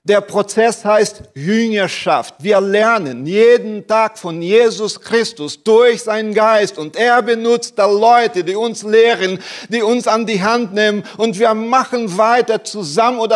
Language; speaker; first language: German; non-native, fluent; Portuguese